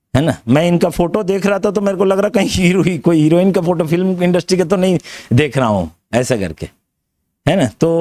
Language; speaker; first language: Hindi; native; Hindi